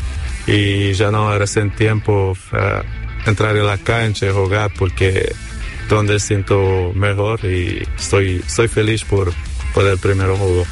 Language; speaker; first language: Spanish; non-native, learner; Portuguese